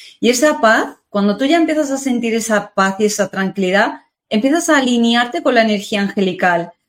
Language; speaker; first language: Spanish; native; Spanish